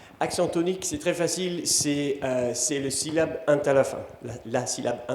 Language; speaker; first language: French; non-native, fluent; English